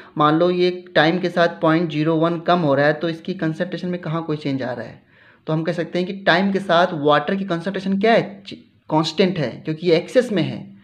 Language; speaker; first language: Hindi; native; Hindi